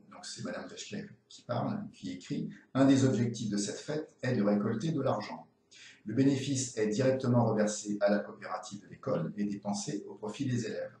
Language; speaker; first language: French; native; French